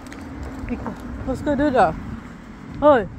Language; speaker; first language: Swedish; non-native, learner; Filipino